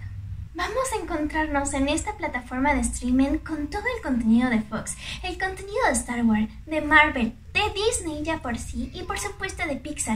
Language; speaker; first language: Spanish; native; Spanish